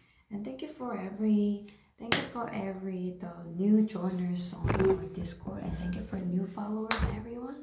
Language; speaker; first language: English; non-native, learner; Korean